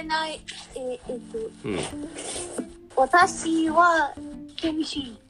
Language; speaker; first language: Japanese; non-native, learner; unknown